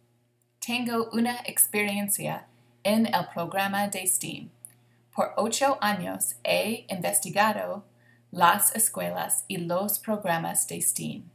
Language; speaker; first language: Spanish; non-native, fluent; English